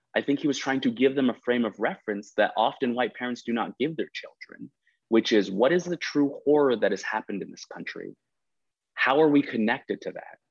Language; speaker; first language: English; native; English